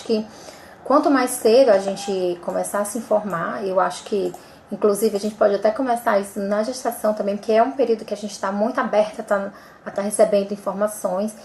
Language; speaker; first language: Portuguese; native; Portuguese